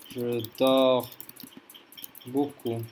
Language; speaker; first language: French; non-native, learner; English